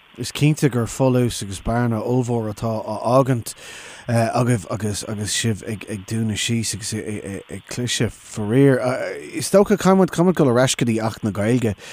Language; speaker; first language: Irish; non-native, local second language; English